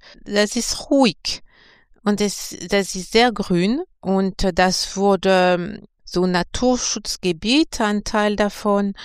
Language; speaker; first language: German; non-native, fluent; French